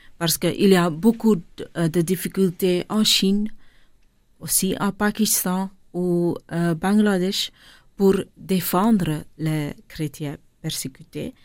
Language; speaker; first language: French; non-native, local second language; Dutch